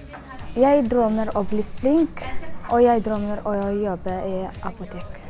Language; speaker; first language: Norwegian; non-native, learner; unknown